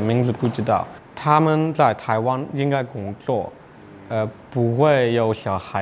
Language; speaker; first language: Chinese; non-native, learner; Dutch